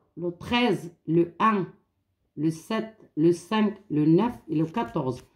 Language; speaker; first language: French; non-native, local second language; Arabic